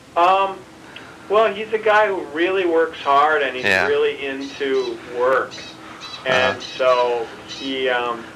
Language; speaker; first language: English; native; English